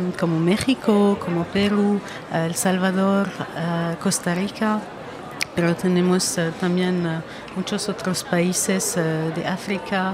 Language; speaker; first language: Spanish; non-native, fluent; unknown